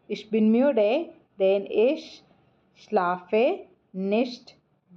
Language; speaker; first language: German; non-native, fluent; Malayalam